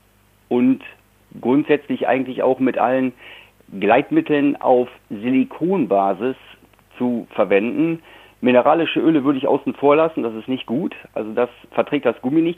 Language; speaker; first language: German; native; German